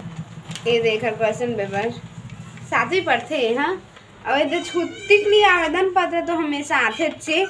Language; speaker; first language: Hindi; non-native, local second language; Chhattisgarhi